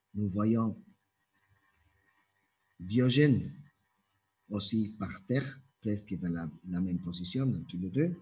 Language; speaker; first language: French; non-native, fluent; Spanish